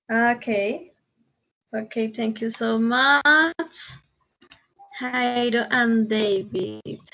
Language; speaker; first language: English; non-native, fluent; Spanish